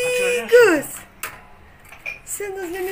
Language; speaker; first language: Turkish; non-native, learner; Russian